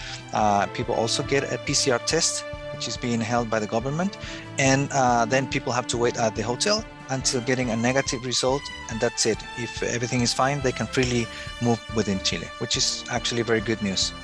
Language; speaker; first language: English; non-native, fluent; Spanish